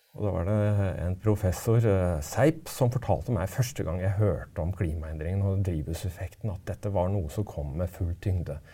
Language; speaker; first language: Norwegian; native; Norwegian